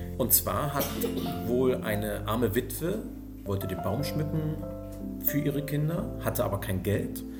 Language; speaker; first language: German; native; German